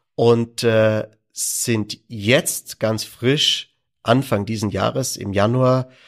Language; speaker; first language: German; native; German